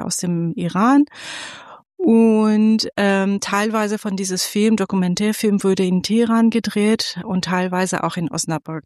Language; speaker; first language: German; non-native, fluent; Persian